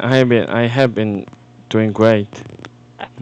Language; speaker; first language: English; non-native, fluent; Korean